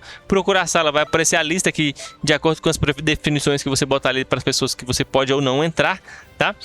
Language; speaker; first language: Portuguese; native; Portuguese